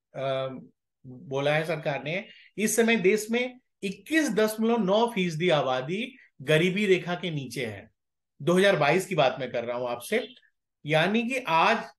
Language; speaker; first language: Hindi; native; Hindi